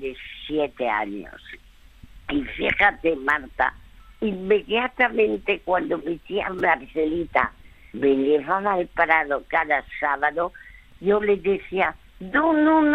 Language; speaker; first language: Spanish; early bilingual, other home language; French